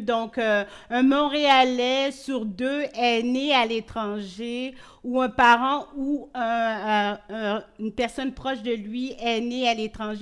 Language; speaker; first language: French; native; French